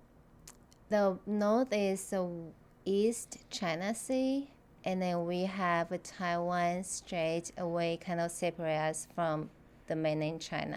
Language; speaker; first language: English; non-native, fluent; Chinese